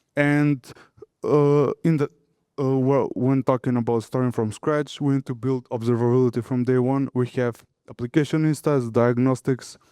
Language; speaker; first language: English; non-native, fluent; Macedonian